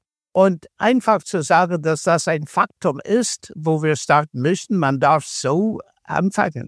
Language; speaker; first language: German; non-native, fluent; English